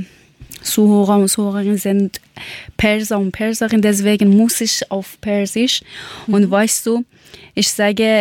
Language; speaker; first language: German; non-native, learner; Persian